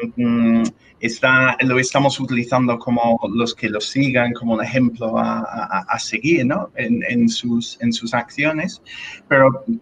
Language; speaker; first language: Spanish; non-native, fluent; English